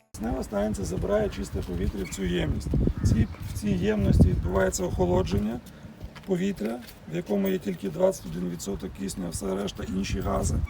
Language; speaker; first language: Ukrainian; native; Ukrainian